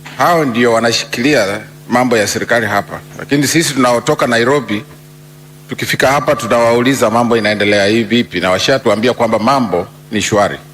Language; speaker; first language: Swahili; non-native, local second language; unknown